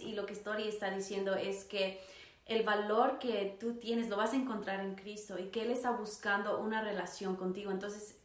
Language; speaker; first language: Spanish; early bilingual, other home language; English